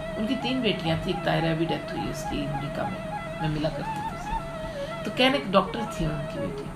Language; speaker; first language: Urdu; non-native, local second language; Punjabi